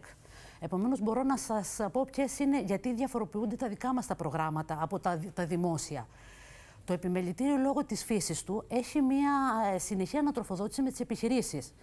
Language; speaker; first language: Greek; native; Greek